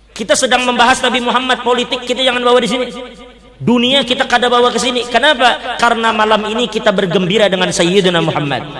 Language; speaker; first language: Indonesian; non-native, local second language; Banjar